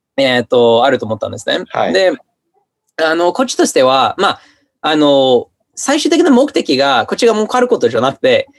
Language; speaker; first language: Japanese; non-native, fluent; English